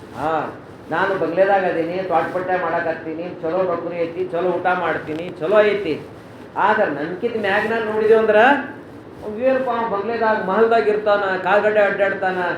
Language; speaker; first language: Kannada; non-native, local second language; Urdu